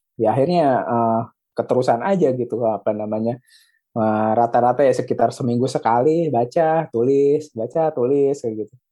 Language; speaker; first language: Indonesian; native; Indonesian